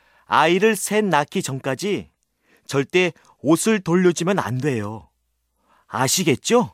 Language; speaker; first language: Korean; native; Korean